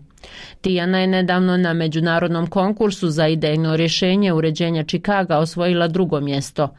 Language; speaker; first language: Croatian; native; Croatian